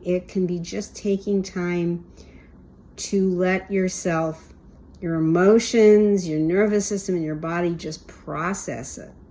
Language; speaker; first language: English; native; English